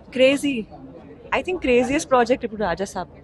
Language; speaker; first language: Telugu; non-native, learner; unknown